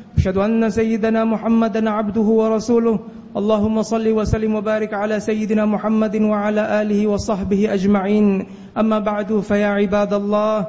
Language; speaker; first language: Arabic; non-native, fluent; Malay